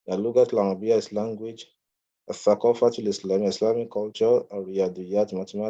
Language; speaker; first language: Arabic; non-native, fluent; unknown